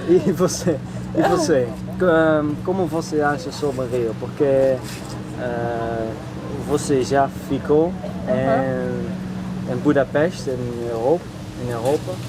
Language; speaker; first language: Portuguese; non-native, learner; Dutch